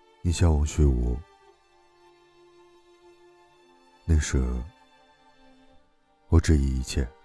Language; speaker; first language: Chinese; native; Chinese